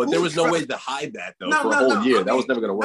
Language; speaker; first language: English; native; English